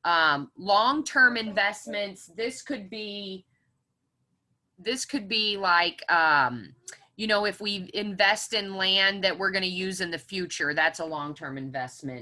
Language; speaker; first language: English; native; English